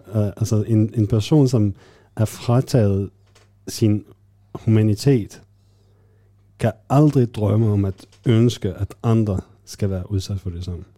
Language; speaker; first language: Danish; non-native, fluent; Arabic